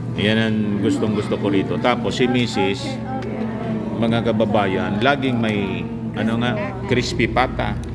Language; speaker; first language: Filipino; non-native, local second language; Bikol